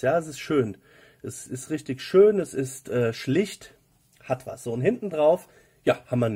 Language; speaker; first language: German; native; German